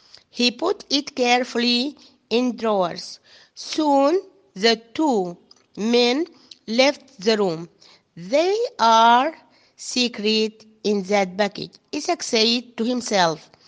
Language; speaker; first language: English; non-native, fluent; Arabic